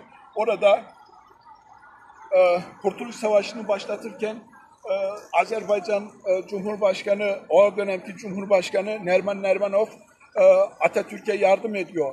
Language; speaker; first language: Turkish; early bilingual, heritage; Turkish